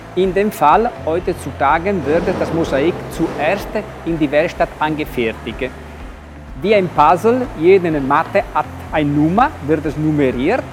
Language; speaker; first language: German; non-native, learner; Italian